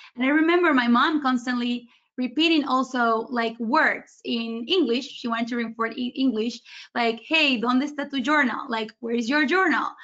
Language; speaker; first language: English; early bilingual, other home language; Spanish